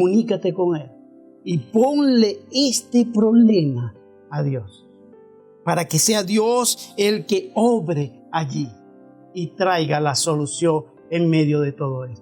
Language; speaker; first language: Spanish; native; Spanish